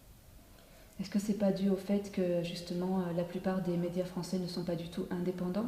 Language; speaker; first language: French; native; French